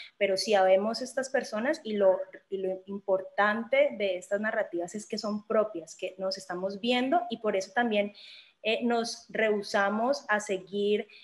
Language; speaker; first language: Spanish; native; Spanish